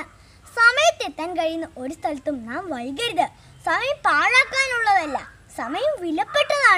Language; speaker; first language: Malayalam; native; Malayalam